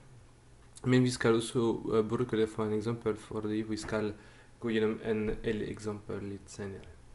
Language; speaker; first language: Norwegian; non-native, fluent; French